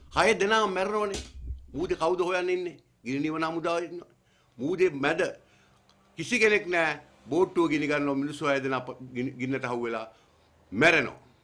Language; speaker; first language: Sinhala; native; Sinhala